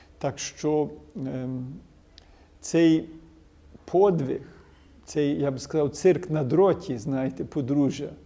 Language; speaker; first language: Ukrainian; early bilingual, heritage; Ukrainian